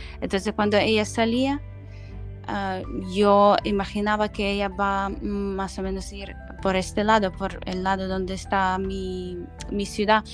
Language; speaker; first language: Spanish; non-native, fluent; Ukrainian